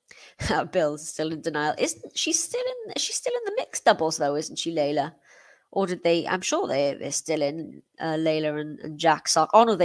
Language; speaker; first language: English; native; English